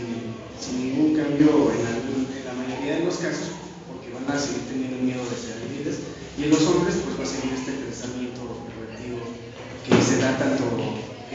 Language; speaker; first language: Spanish; native; Spanish